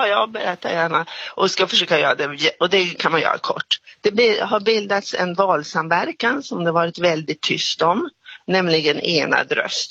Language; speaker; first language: Swedish; native; Swedish